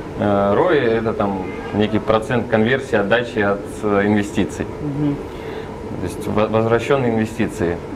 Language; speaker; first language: Russian; native; Russian